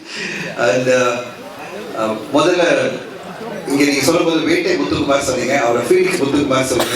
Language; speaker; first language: Tamil; native; Tamil